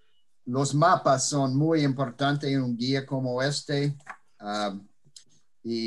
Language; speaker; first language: Spanish; non-native, fluent; English